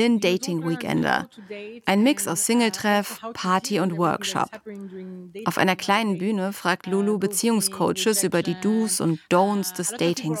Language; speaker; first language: German; native; German